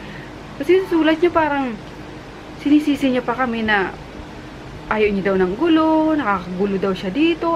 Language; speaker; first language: Filipino; native; Filipino